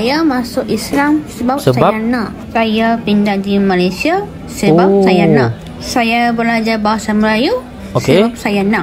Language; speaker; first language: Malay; non-native, fluent; Japanese